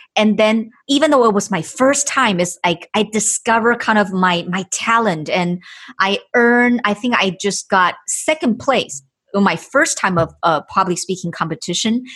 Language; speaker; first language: English; non-native, fluent; Chinese